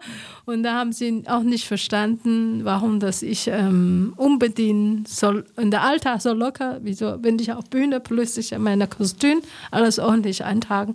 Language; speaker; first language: German; non-native, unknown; Chinese